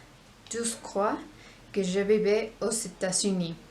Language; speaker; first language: French; non-native, learner; Spanish